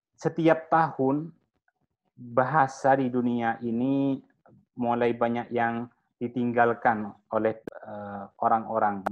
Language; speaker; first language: Indonesian; non-native, local second language; Madurese